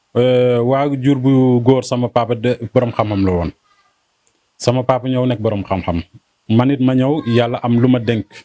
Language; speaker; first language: Wolof; non-native, local second language; Serer